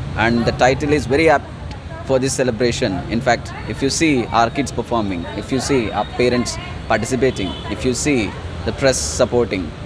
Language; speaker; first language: English; non-native, local second language; Telugu